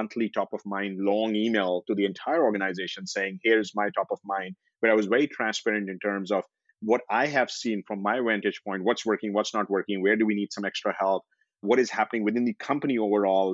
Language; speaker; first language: English; non-native, local second language; Hindi